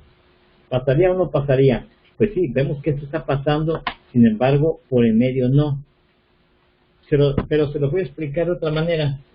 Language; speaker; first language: Spanish; native; Spanish